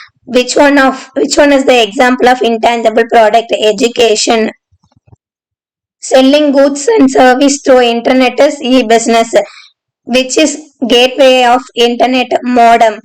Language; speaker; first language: English; non-native, local second language; Tamil